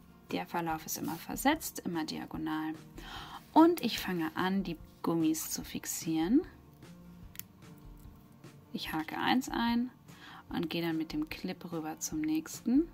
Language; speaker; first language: German; native; German